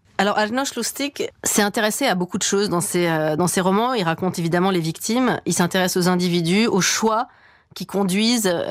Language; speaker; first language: French; native; French